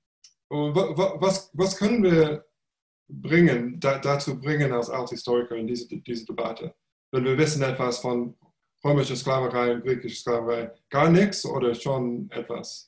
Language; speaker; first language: German; non-native, fluent; English